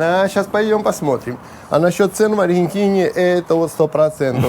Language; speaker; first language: Russian; native; Russian